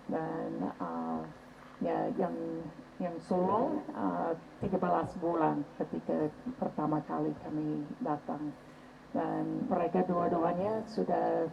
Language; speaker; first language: Indonesian; non-native, fluent; English